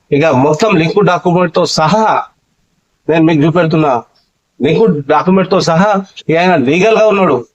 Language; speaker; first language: Telugu; non-native, local second language; Lambadi